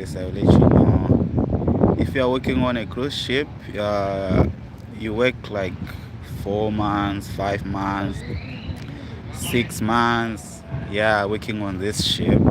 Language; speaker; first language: English; non-native, local second language; Shona